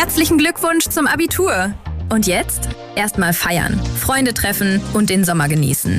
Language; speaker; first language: German; native; German